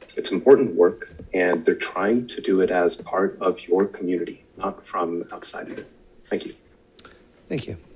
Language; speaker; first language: English; native; English